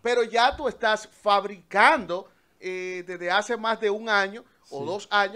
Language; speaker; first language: Spanish; native; Spanish